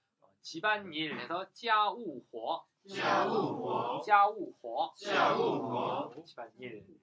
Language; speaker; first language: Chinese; non-native, fluent; Korean